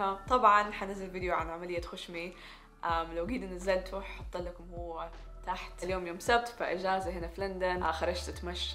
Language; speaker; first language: Arabic; native; Arabic